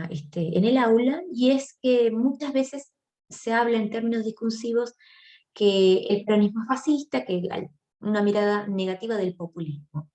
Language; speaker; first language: Spanish; native; Spanish